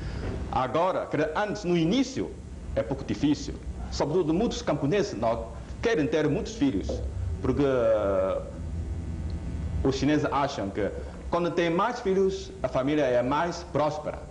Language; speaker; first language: Portuguese; non-native, fluent; Chinese